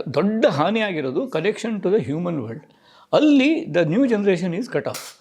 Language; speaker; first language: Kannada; non-native, local second language; Konkani